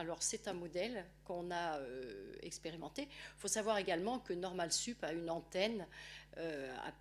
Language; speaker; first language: French; native; French